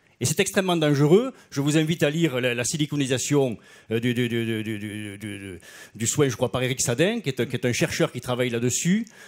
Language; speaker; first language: French; native; French